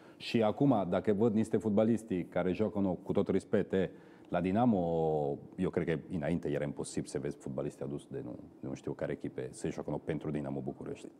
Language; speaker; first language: Romanian; non-native, fluent; Italian